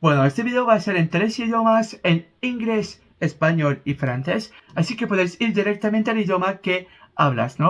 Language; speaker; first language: Spanish; non-native, fluent; French